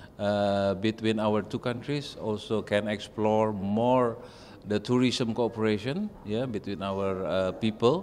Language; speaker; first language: English; non-native, fluent; Indonesian